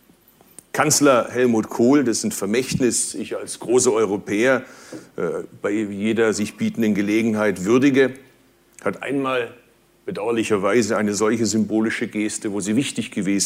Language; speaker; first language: German; early bilingual, other home language; Turkish